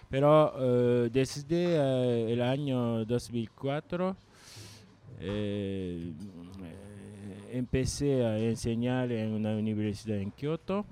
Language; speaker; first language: Spanish; non-native, learner; Japanese